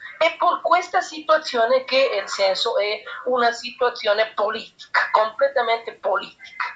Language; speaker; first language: Italian; non-native, learner; Spanish